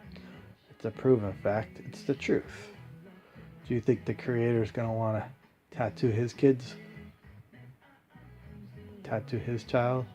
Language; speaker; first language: English; native; English